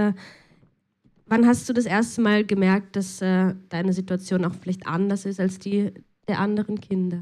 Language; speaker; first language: German; native; German